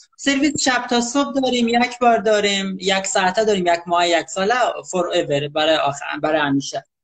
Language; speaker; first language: Persian; native; Persian